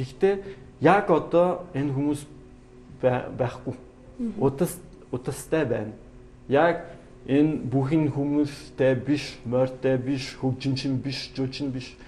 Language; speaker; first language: Mongolian; non-native, learner; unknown